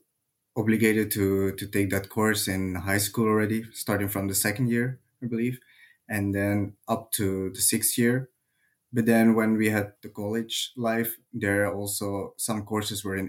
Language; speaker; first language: English; non-native, fluent; Dutch